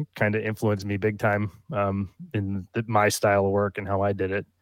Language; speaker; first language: English; native; English